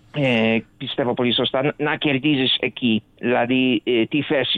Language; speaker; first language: Greek; early bilingual, other home language; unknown